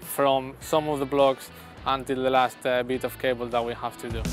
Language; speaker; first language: English; non-native, fluent; Spanish